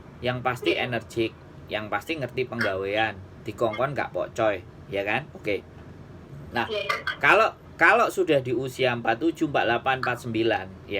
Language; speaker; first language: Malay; non-native, local second language; Javanese